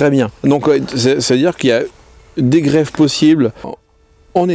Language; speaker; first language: French; native; French